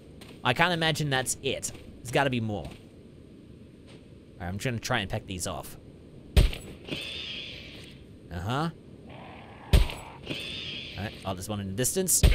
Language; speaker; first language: English; native; English